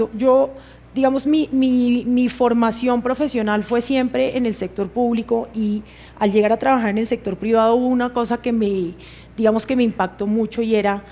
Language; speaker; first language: Spanish; native; Spanish